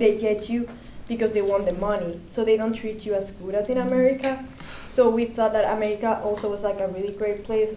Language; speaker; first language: English; non-native, fluent; Spanish